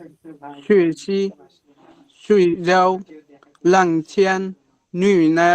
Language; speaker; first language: Chinese; non-native, learner; Bangla